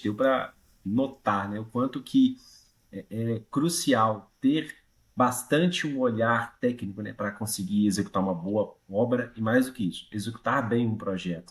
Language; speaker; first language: Portuguese; native; Portuguese